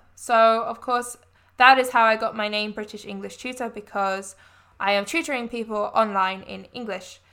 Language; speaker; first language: English; native; English